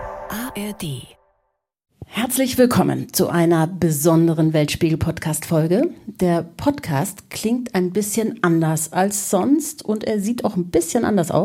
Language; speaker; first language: German; native; German